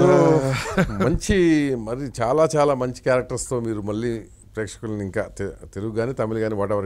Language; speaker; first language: Telugu; native; Telugu